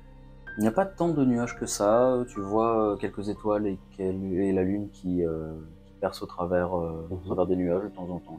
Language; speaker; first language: French; native; French